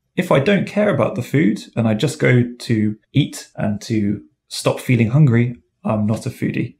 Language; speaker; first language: English; native; English